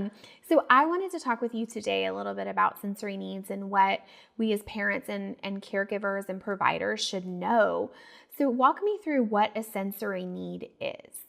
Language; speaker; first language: English; native; English